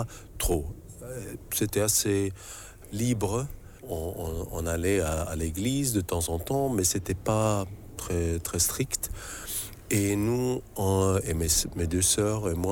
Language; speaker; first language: French; native; French